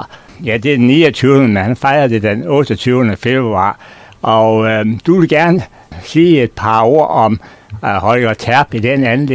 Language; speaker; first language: Danish; native; Danish